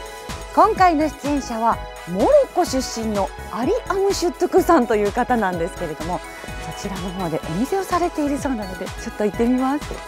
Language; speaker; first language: Japanese; native; Japanese